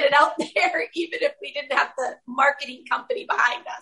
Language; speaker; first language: English; native; English